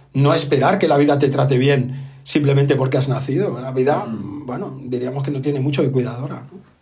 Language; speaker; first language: Spanish; native; Spanish